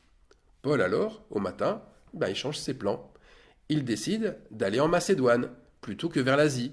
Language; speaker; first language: French; native; French